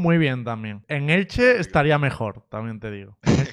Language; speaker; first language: Spanish; native; Spanish